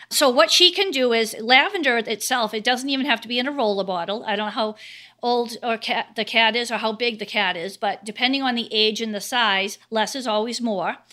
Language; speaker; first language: English; native; English